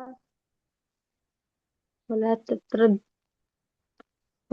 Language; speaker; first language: Arabic; non-native, learner; Urdu